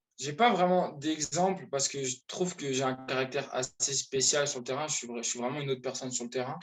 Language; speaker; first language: French; native; French